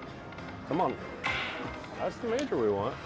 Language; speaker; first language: English; native; English